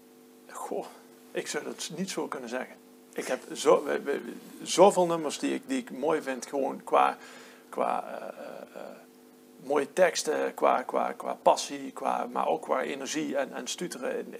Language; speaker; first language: Dutch; native; Dutch